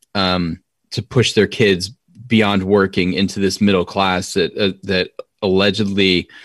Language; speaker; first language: English; native; English